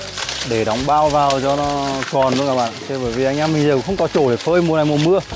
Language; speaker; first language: Vietnamese; native; Vietnamese